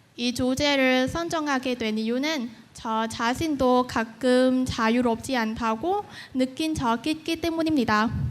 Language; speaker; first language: Korean; non-native, fluent; Vietnamese